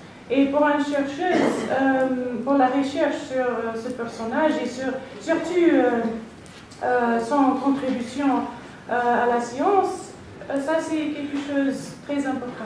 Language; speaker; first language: French; non-native, fluent; English